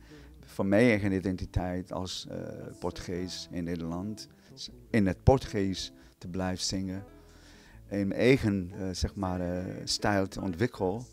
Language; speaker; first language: Dutch; non-native, fluent; Portuguese